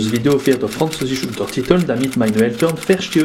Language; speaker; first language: German; non-native, learner; French